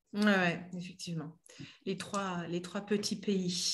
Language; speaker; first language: French; native; French